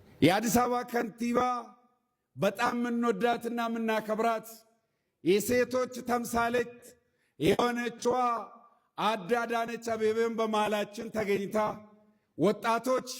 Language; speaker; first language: Amharic; non-native, local second language; Oromo